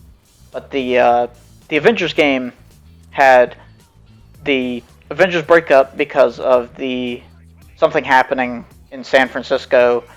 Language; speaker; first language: English; native; English